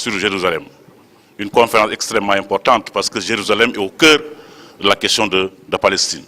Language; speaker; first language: French; non-native, local second language; Wolof